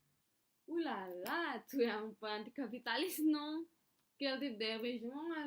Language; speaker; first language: French; non-native, learner; Indonesian